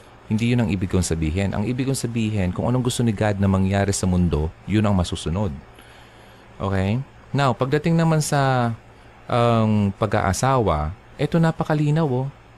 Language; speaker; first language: Filipino; native; Filipino